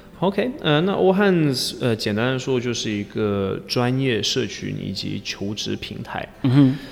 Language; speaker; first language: Chinese; non-native, fluent; English